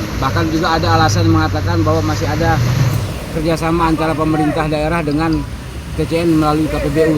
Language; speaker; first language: Indonesian; native; Indonesian